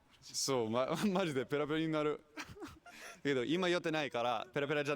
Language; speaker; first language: Japanese; non-native, learner; English